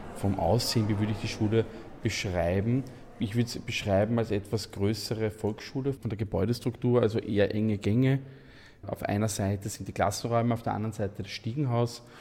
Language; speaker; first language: German; native; German